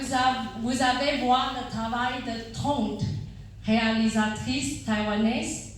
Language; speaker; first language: French; non-native, fluent; Chinese